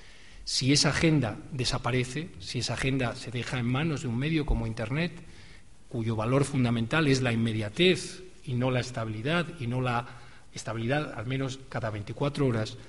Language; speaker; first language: Spanish; native; Spanish